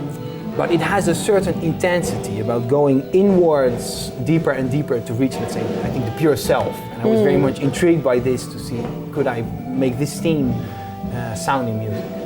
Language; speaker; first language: English; non-native, fluent; Dutch